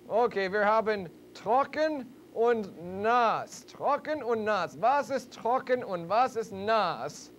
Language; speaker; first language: German; non-native, learner; English